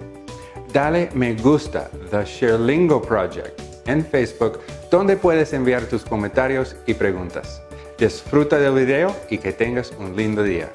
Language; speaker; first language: Spanish; non-native, fluent; English